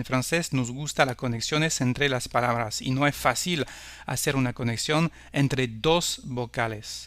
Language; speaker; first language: Spanish; non-native, fluent; French